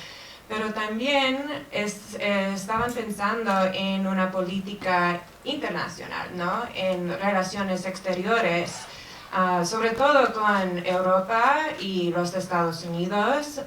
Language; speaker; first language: Spanish; non-native, fluent; English